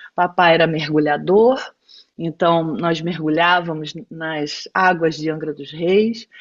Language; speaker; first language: Portuguese; native; Portuguese